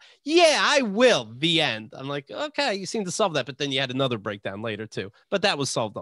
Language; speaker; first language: English; native; English